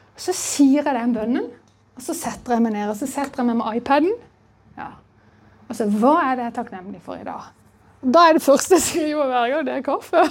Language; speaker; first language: Norwegian; native; Norwegian